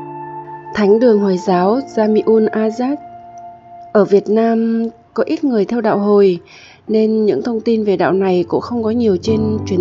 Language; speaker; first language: Vietnamese; native; Vietnamese